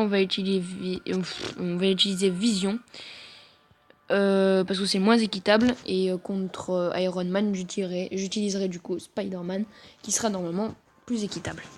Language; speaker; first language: French; native; French